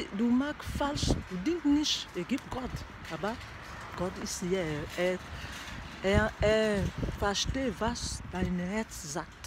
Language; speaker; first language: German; non-native, learner; French